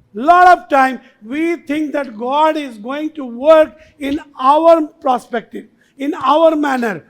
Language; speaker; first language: English; non-native, local second language; Hindi